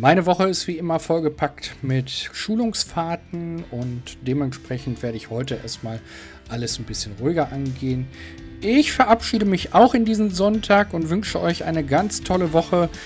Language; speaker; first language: German; native; German